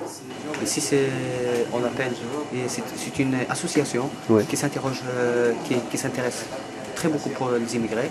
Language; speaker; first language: French; non-native, learner; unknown